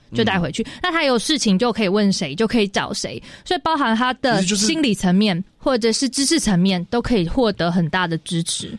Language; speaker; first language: Chinese; non-native, local second language; Hakka Chinese